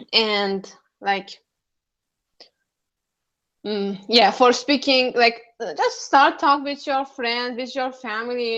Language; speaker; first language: English; non-native, learner; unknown